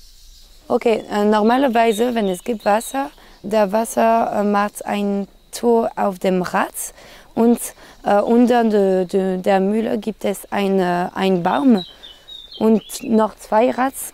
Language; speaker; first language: German; non-native, learner; French